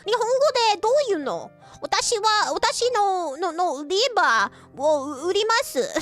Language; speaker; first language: Japanese; non-native, learner; English